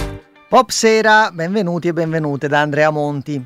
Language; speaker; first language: Italian; native; Italian